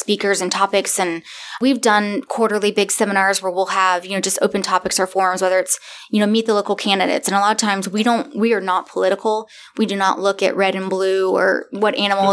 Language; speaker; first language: English; native; English